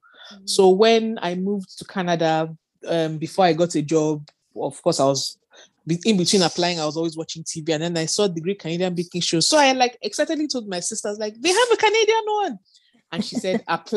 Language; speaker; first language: English; non-native, local second language; Yoruba